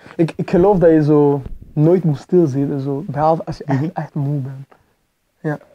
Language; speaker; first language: Dutch; non-native, fluent; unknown